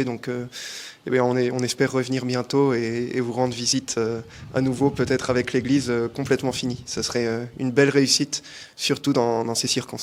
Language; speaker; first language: French; native; French